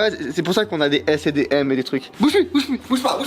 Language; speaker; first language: French; native; French